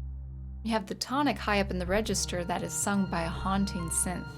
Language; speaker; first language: English; native; English